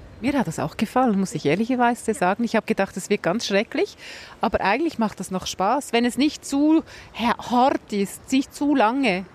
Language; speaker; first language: German; native; German